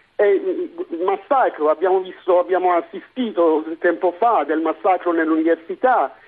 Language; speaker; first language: Italian; non-native, fluent; Persian